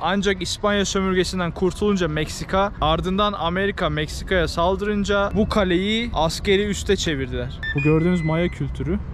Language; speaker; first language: Turkish; native; Turkish